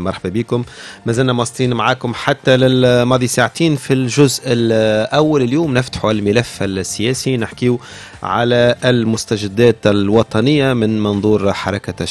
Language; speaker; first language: Arabic; native; Arabic